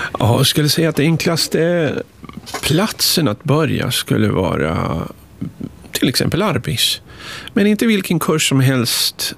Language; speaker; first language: Swedish; early bilingual, other home language; Spanish